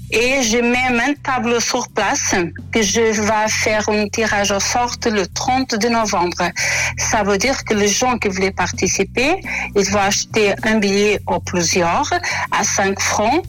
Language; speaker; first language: French; non-native, fluent; Portuguese